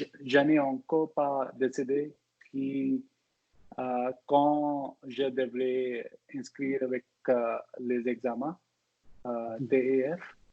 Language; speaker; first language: French; non-native, learner; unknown